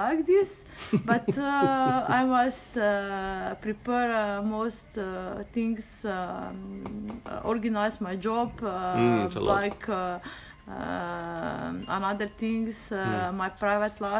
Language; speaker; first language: English; non-native, learner; Slovenian